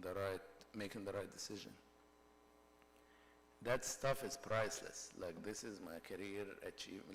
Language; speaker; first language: English; non-native, fluent; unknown